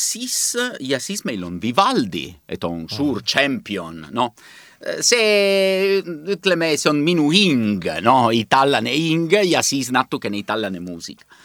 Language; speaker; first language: Estonian; non-native, learner; Italian